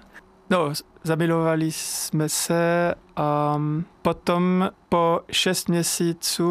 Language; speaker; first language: Czech; non-native, fluent; French